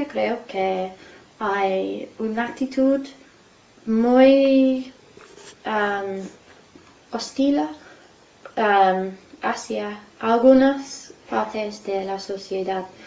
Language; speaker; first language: Spanish; non-native, fluent; English